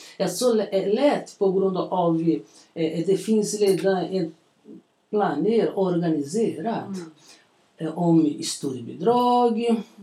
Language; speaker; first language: Swedish; non-native, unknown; Portuguese